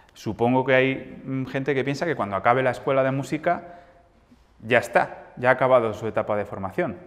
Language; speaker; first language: Spanish; native; Spanish